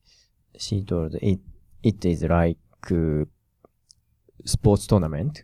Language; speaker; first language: English; non-native, learner; Japanese